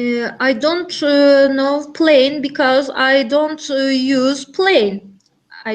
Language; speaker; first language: English; non-native, learner; Turkish